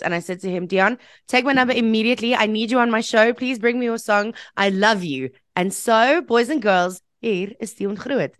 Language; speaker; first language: English; native; English